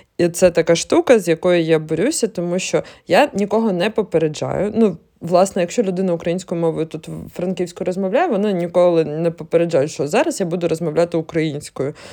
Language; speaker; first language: Ukrainian; non-native, local second language; Russian